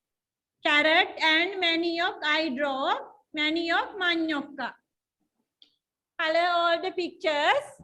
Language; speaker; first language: English; non-native, local second language; Sinhala